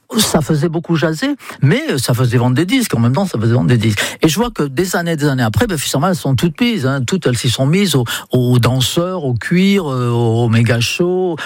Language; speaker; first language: French; non-native, fluent; English